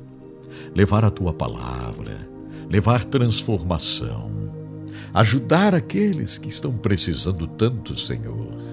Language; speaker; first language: Portuguese; native; Portuguese